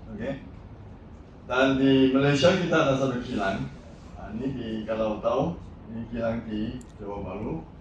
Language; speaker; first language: Malay; non-native, local second language; Chinese